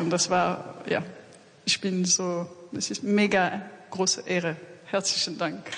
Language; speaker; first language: German; non-native, fluent; French